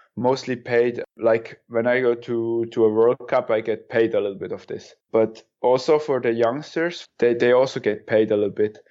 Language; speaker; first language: English; non-native, fluent; German